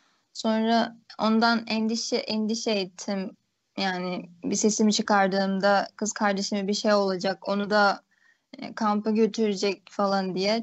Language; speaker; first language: Turkish; early bilingual, other home language; Uyghur